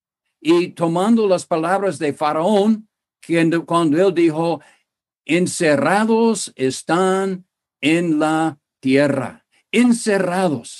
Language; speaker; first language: Spanish; non-native, fluent; English